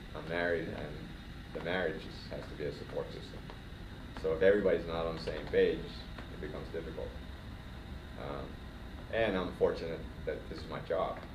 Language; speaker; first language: English; non-native, fluent; Swedish